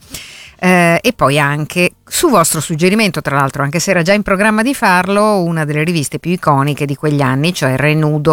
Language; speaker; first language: Italian; native; Italian